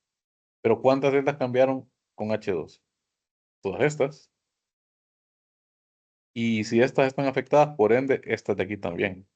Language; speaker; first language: Spanish; native; Spanish